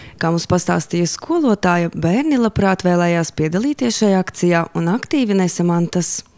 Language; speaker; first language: Latvian; non-native, local second language; Russian